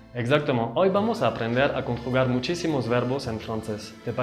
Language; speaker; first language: Spanish; non-native, fluent; French